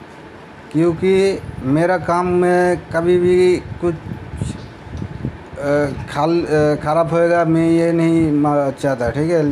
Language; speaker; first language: Hindi; non-native, local second language; Bangla